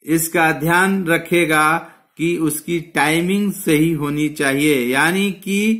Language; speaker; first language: Hindi; native; Hindi